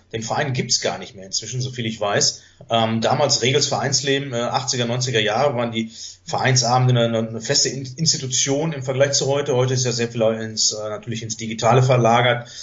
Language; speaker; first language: German; early bilingual, heritage; Greek